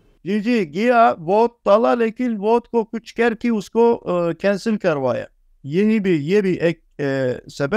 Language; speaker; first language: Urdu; non-native, fluent; Turkish